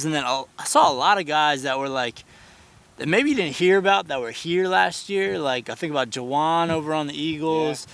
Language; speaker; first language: English; native; English